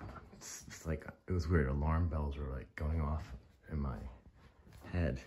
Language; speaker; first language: English; native; English